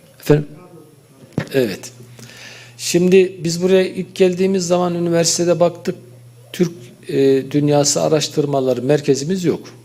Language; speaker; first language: Turkish; native; Turkish